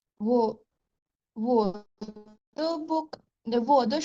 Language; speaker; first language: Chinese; non-native, learner; Urdu